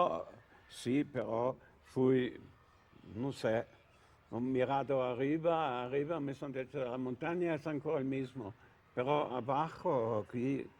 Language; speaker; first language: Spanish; non-native, learner; Italian